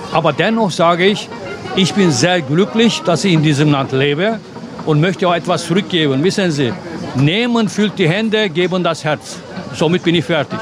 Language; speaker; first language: German; non-native, fluent; Turkish